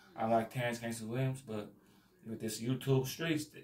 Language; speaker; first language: English; native; English